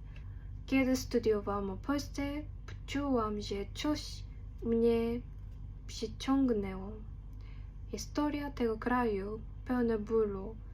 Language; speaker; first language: Polish; non-native, learner; Korean